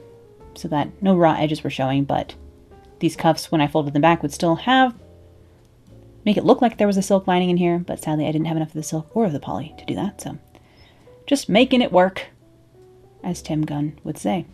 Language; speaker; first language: English; native; English